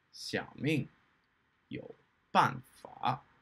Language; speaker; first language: Chinese; non-native, learner; English